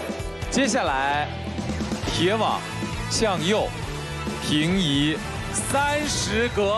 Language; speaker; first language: Chinese; native; Chinese